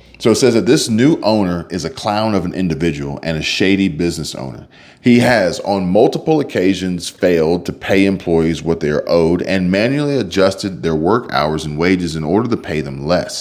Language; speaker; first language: English; native; English